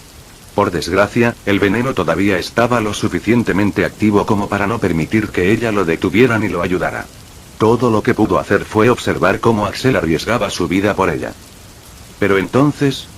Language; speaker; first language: Spanish; native; Spanish